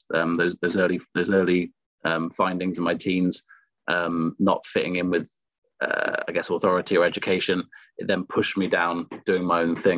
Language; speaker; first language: English; native; English